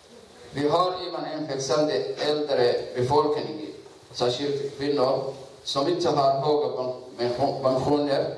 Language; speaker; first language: Swedish; non-native, learner; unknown